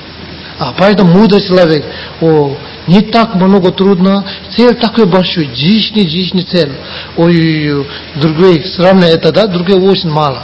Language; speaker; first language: Russian; non-native, learner; Tibetan